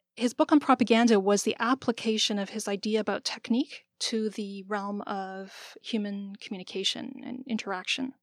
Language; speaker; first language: English; native; English